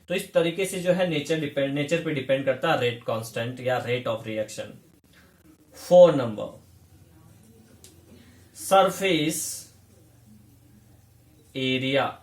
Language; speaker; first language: Hindi; native; Hindi